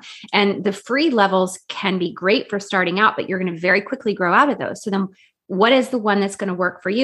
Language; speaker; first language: English; native; English